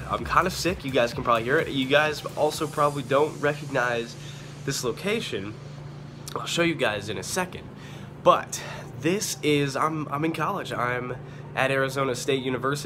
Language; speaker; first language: English; native; English